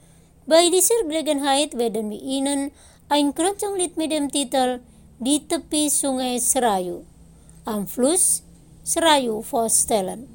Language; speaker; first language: German; non-native, fluent; Indonesian